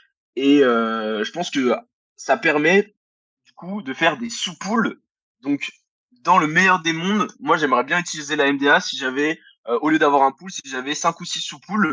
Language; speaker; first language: French; native; French